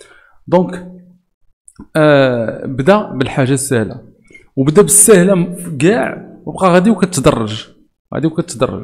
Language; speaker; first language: Arabic; native; Arabic